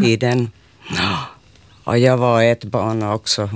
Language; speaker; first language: Swedish; non-native, local second language; Finnish